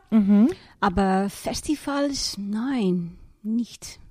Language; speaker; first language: German; non-native, learner; Dutch